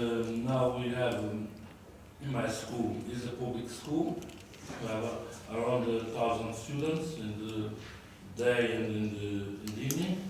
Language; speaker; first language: English; non-native, learner; Portuguese